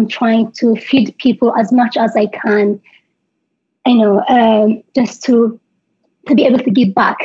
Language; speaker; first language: English; non-native, fluent; Tigrinya